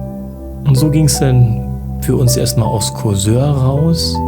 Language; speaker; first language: German; native; German